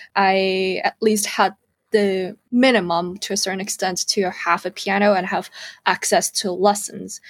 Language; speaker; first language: English; early bilingual, other home language; Cantonese